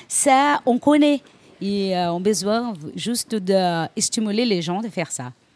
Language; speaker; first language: French; non-native, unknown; Portuguese